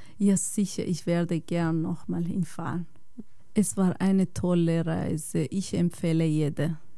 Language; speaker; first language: German; non-native, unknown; Bosnian